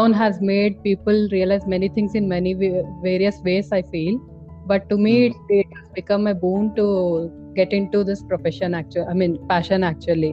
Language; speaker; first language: English; non-native, local second language; Telugu